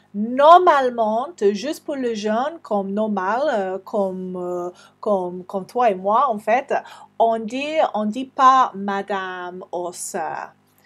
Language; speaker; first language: French; non-native, fluent; English